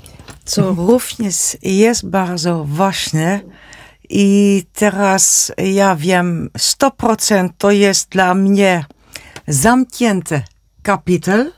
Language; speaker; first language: Polish; non-native, learner; Dutch